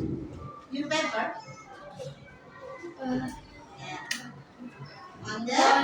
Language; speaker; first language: English; non-native, learner; Indonesian